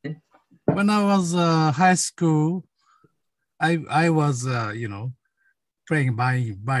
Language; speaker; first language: English; non-native, learner; Japanese